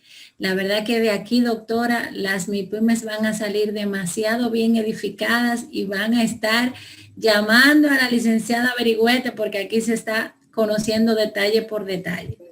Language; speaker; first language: Spanish; native; Spanish